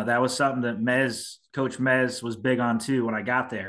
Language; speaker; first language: English; native; English